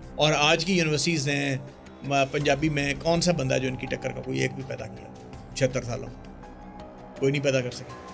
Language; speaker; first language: Urdu; non-native, local second language; Punjabi